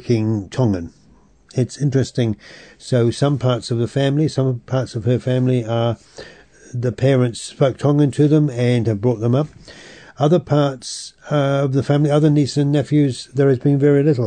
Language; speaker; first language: English; native; English